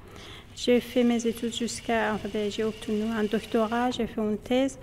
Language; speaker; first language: French; non-native, fluent; Persian